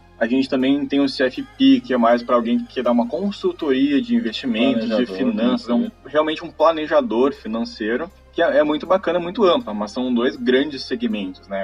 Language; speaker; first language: Portuguese; native; Portuguese